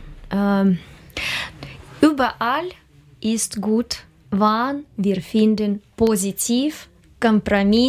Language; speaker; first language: German; non-native, learner; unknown